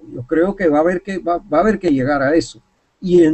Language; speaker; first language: Spanish; native; Spanish